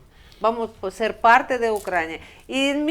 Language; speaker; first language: Spanish; non-native, fluent; Russian